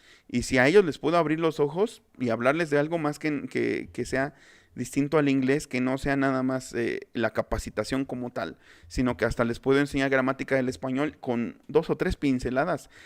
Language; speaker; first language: Spanish; native; Spanish